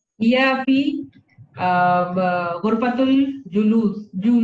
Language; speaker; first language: Arabic; non-native, learner; Hindi